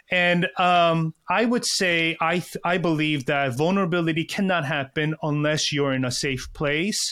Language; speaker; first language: English; early bilingual, other home language; Korean